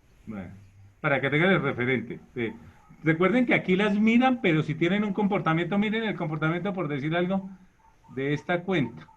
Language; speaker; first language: Spanish; native; Spanish